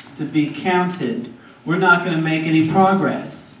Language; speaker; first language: English; native; English